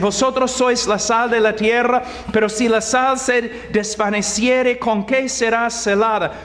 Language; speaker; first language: Spanish; non-native, fluent; English